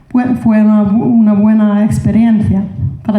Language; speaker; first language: Spanish; non-native, fluent; Icelandic